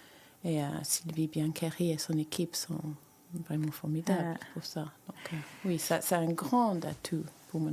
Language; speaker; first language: French; native; French